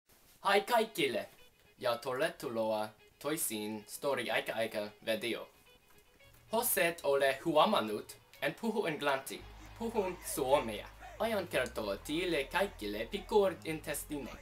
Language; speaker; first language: Finnish; non-native, learner; English